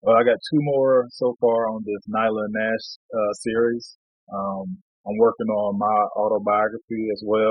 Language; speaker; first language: English; native; English